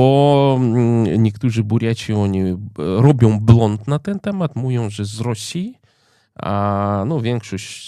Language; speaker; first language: Polish; non-native, fluent; Russian